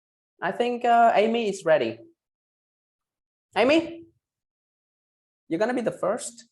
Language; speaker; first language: English; non-native, fluent; Vietnamese